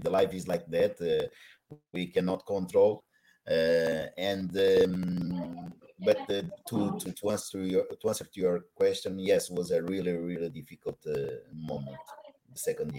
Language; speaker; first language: English; non-native, learner; Portuguese